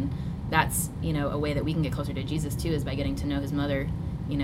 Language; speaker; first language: English; native; English